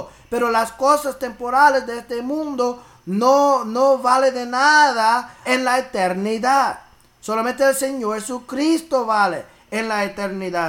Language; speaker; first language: Spanish; early bilingual, heritage; English